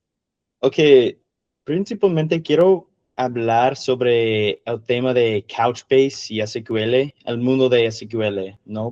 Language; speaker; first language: Spanish; non-native, learner; English